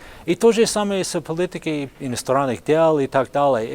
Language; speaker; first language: Russian; non-native, fluent; English